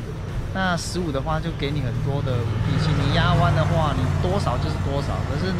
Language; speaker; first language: Chinese; native; Chinese